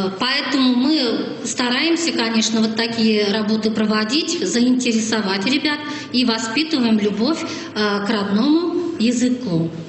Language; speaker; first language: Russian; non-native, local second language; Chuvash